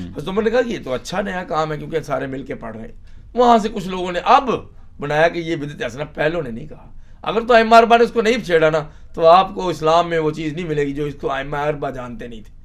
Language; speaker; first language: Urdu; native; Urdu